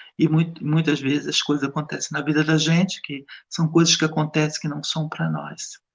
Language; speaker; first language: Portuguese; native; Portuguese